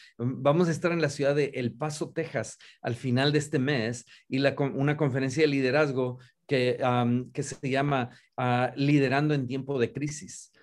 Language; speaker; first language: Spanish; native; Spanish